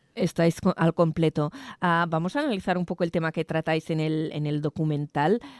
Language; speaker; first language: Spanish; non-native, local second language; Catalan